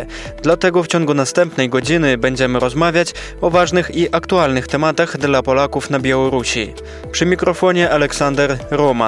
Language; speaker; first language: Polish; native; Polish